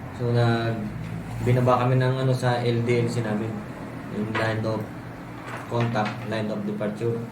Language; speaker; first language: Filipino; native; Filipino